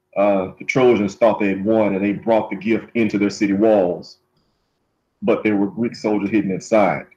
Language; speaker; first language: English; native; English